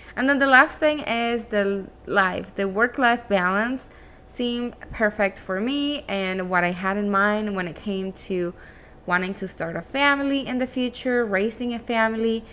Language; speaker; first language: English; non-native, fluent; Spanish